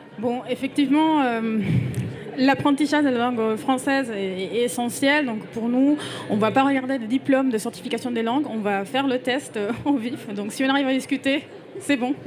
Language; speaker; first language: French; non-native, fluent; Spanish